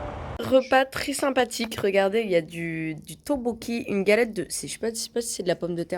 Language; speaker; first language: French; native; French